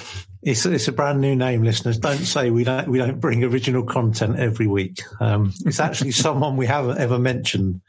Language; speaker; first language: English; native; English